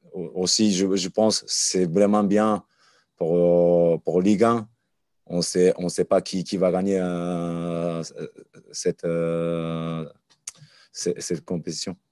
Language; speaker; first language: French; non-native, learner; Japanese